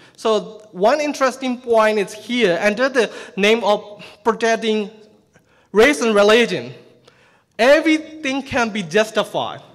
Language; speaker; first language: English; non-native, fluent; Burmese